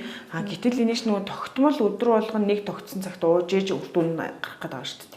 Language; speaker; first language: Mongolian; native; Mongolian